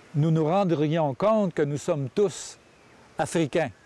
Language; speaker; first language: French; native; French